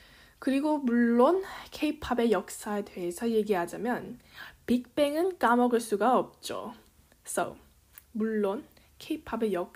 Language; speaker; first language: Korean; early bilingual, heritage; Korean